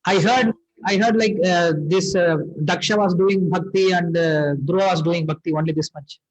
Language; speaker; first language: English; non-native, local second language; Tamil